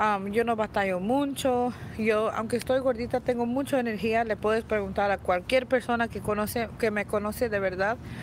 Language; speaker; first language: Spanish; native; Spanish